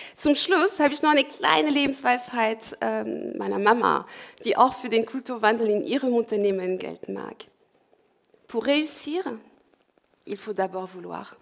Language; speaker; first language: German; non-native, fluent; French